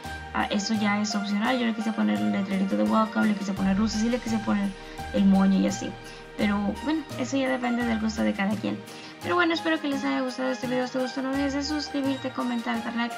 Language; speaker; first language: Spanish; native; Spanish